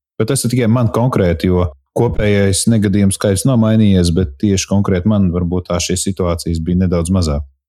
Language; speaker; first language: Latvian; native; Latvian